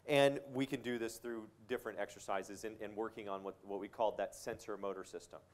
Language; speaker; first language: English; native; English